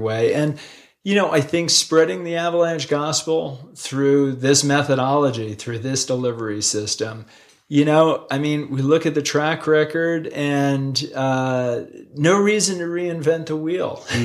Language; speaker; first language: English; native; English